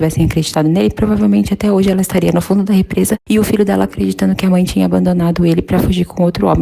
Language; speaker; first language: Portuguese; native; Portuguese